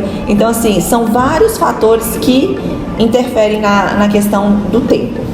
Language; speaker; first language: Portuguese; native; Portuguese